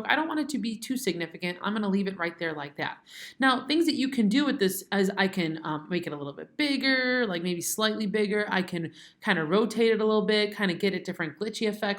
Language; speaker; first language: English; native; English